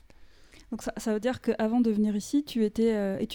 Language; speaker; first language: French; native; French